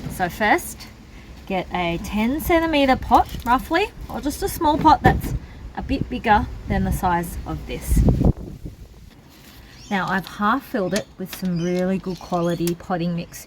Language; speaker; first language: English; native; English